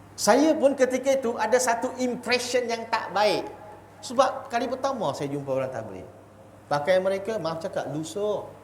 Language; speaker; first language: Malay; non-native, local second language; Chinese